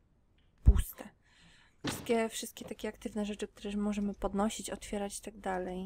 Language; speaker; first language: Polish; native; Polish